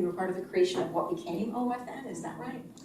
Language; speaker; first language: English; native; English